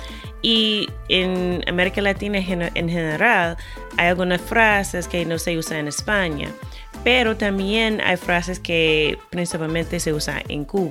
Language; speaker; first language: Spanish; non-native, fluent; English